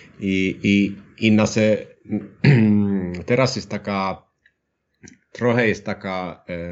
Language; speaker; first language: Polish; non-native, learner; Finnish